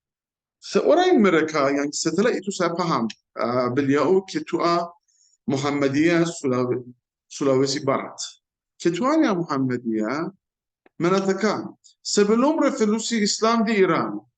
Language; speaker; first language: Indonesian; non-native, fluent; Persian